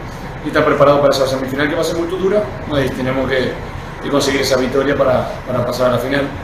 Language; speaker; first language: Portuguese; non-native, learner; Spanish